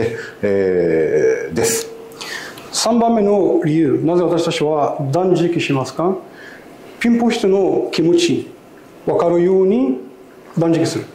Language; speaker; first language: Japanese; non-native, learner; Arabic